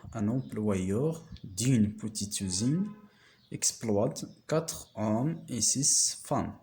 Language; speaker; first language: French; non-native, local second language; Arabic